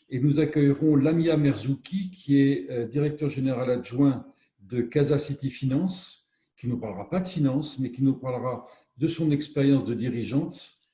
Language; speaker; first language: French; native; French